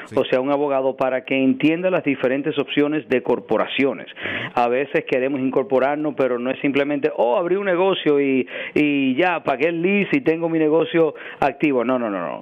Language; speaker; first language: Spanish; early bilingual, heritage; Spanish